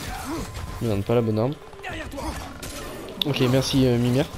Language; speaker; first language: French; native; French